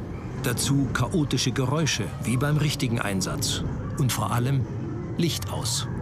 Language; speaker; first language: German; native; German